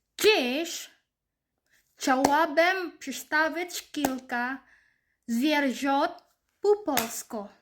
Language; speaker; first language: Polish; non-native, learner; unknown